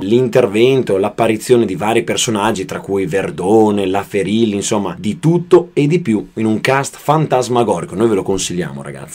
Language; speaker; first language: Italian; native; Italian